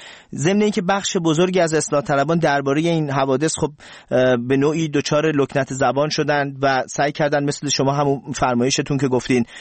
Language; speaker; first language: Persian; native; Persian